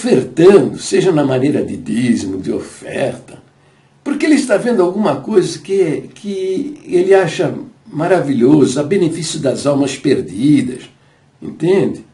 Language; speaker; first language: Portuguese; native; Portuguese